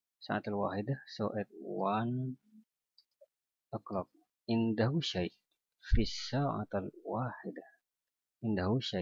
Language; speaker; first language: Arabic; non-native, learner; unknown